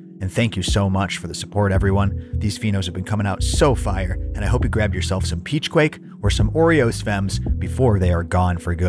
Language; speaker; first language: English; native; English